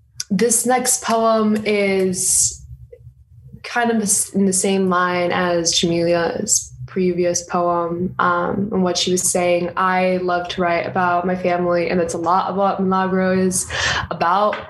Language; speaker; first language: English; native; English